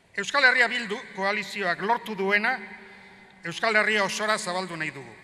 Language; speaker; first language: Basque; native; Basque